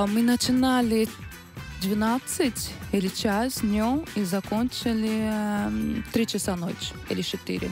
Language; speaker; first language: Russian; non-native, learner; Portuguese